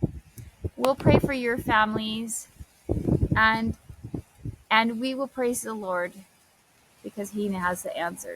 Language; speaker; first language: English; native; English